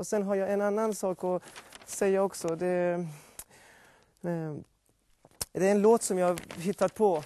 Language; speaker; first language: Swedish; non-native, fluent; Persian